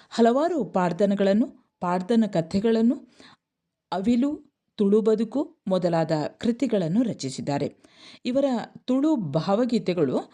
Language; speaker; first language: Kannada; native; Kannada